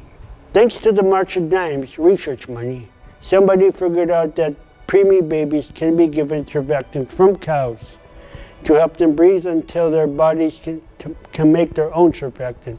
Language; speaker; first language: English; non-native, fluent; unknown